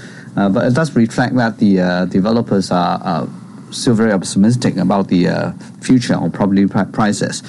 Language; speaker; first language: English; non-native, local second language; Cantonese